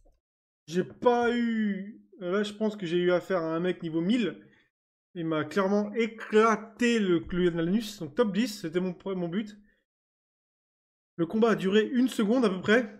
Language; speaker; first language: French; native; French